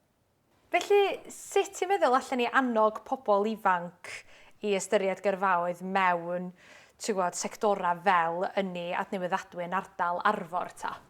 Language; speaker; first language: Welsh; native; Welsh